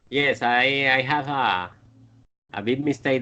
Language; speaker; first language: English; non-native, learner; Spanish